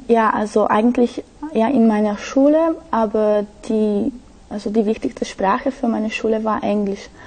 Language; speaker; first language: German; non-native, learner; Slovak